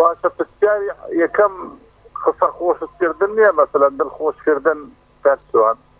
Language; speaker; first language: Central Kurdish; non-native, local second language; Kurdish